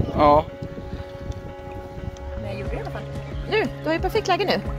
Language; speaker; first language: Swedish; native; Swedish